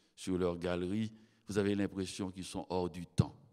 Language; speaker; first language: French; native; French